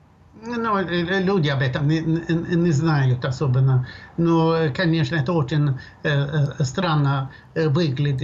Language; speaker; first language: Russian; non-native, fluent; Swedish